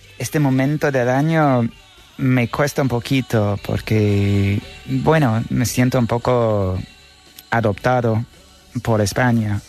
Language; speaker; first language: Spanish; non-native, fluent; English